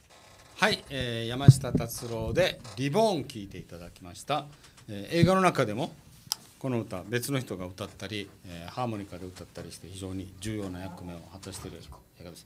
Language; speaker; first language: Japanese; native; Japanese